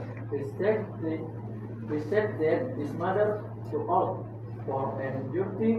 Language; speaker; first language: English; non-native, learner; Indonesian